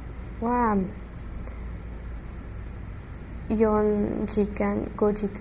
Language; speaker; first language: Japanese; non-native, learner; Spanish